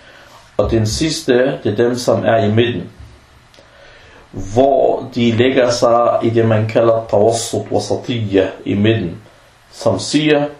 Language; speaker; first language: Danish; non-native, fluent; Arabic